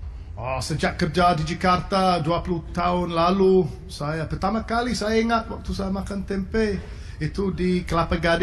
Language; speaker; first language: Indonesian; non-native, fluent; English